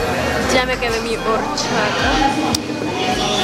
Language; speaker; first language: Spanish; native; Spanish